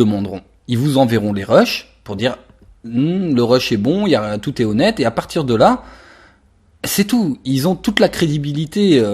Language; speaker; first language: French; native; French